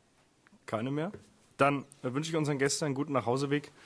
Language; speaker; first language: German; native; German